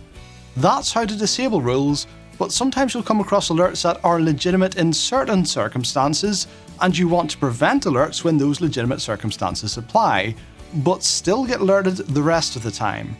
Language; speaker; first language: English; native; English